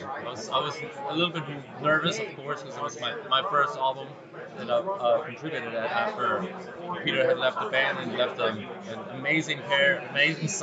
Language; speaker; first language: English; non-native, fluent; German